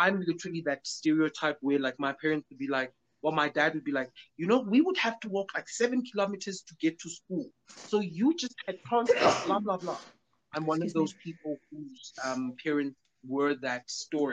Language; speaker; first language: English; non-native, local second language; Zulu